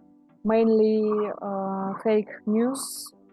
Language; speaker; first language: English; non-native, learner; Russian